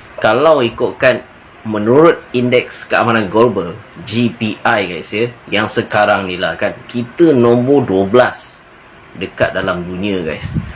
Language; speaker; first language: Malay; native; Malay